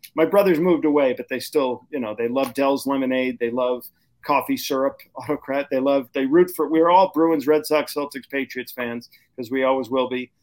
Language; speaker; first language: English; native; English